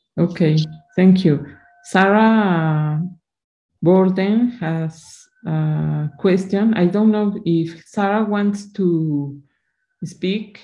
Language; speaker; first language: English; non-native, learner; Spanish